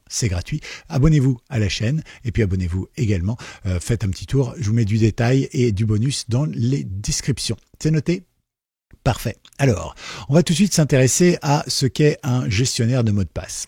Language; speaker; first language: French; native; French